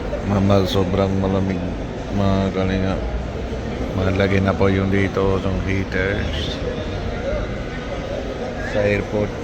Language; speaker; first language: Filipino; non-native, learner; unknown